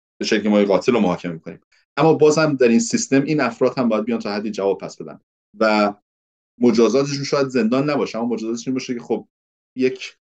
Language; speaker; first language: Persian; early bilingual, heritage; Persian